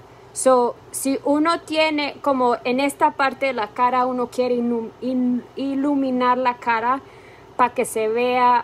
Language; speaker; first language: Spanish; early bilingual, heritage; Spanish